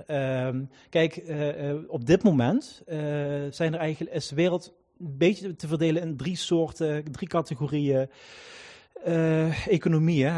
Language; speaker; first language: Dutch; native; Dutch